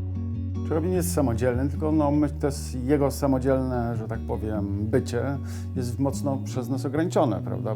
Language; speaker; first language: Polish; native; Polish